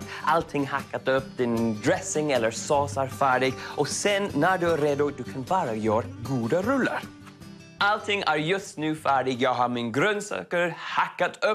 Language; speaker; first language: Swedish; non-native, learner; English